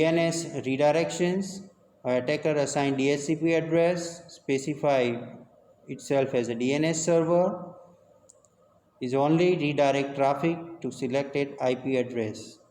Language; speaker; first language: English; non-native, local second language; Gujarati